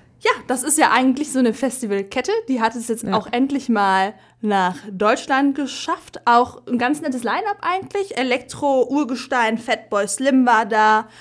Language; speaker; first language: German; early bilingual, other home language; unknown